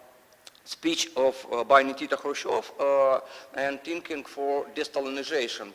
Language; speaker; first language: English; non-native, learner; Russian